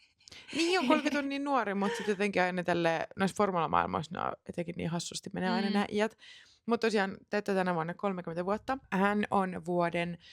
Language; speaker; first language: Finnish; native; Finnish